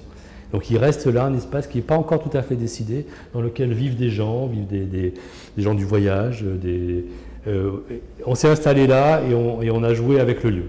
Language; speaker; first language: French; native; French